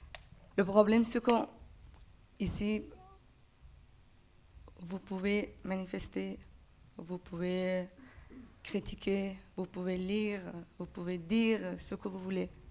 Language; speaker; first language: French; non-native, learner; Persian